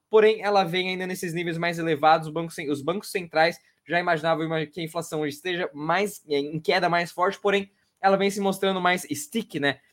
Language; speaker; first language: Portuguese; native; Portuguese